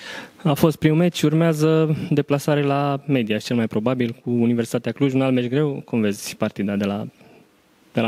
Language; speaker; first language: Romanian; native; Romanian